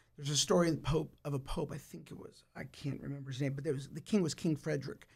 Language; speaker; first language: English; native; English